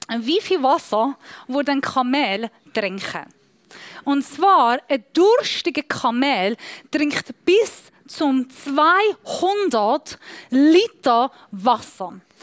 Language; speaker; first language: German; non-native, fluent; Persian